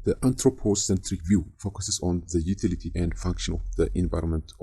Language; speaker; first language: English; non-native, local second language; Amharic